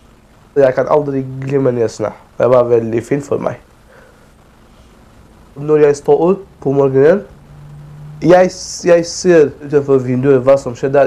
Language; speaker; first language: Norwegian; non-native, learner; Kurdish